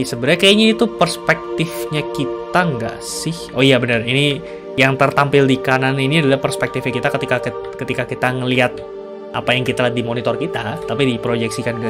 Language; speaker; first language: Indonesian; native; Indonesian